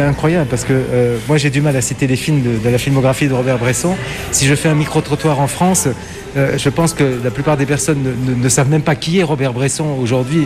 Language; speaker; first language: French; native; French